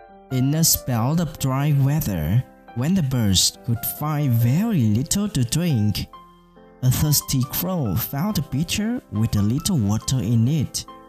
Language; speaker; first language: English; non-native, fluent; Vietnamese